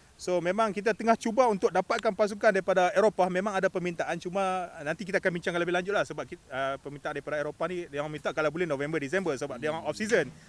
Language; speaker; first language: Malay; native; Malay